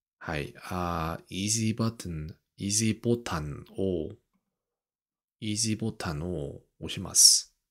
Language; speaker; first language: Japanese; non-native, learner; Korean